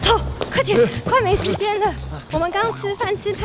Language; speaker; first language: Chinese; native; Chinese